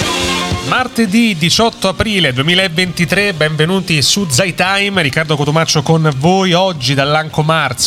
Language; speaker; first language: Italian; native; Italian